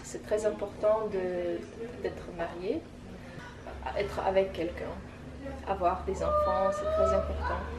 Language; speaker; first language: French; non-native, fluent; Tajik